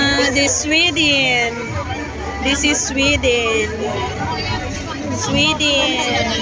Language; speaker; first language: English; non-native, local second language; Filipino